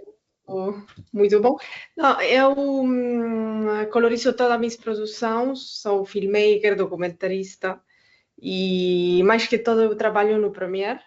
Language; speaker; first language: Portuguese; non-native, learner; Spanish